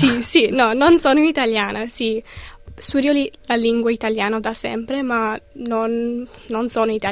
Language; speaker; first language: Italian; non-native, learner; English